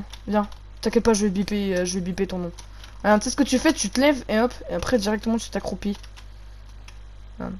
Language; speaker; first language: French; native; French